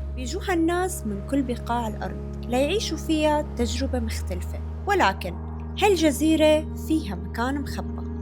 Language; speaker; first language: Arabic; native; Arabic